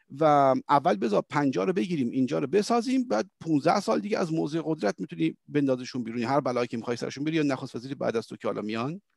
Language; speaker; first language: Persian; early bilingual, heritage; Persian